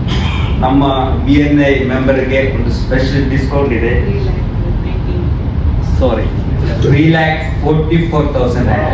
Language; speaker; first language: Kannada; non-native, local second language; Malayalam